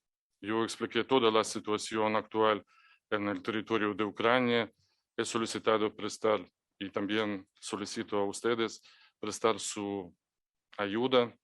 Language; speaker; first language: Spanish; non-native, fluent; Ukrainian